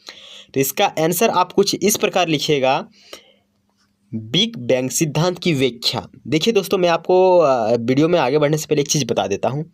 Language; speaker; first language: Hindi; native; Hindi